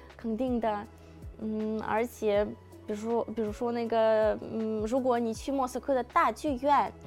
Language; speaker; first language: Chinese; non-native, fluent; Russian